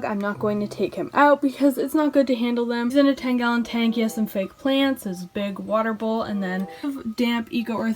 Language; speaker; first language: English; native; English